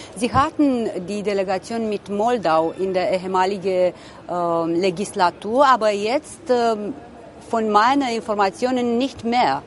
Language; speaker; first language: German; non-native, fluent; Romanian